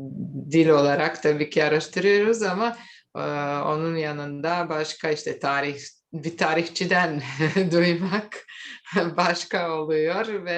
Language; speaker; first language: Turkish; non-native, fluent; Serbian